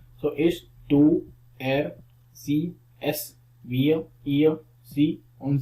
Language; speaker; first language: German; non-native, learner; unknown